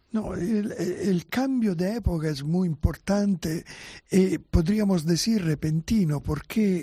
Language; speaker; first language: Spanish; non-native, fluent; Italian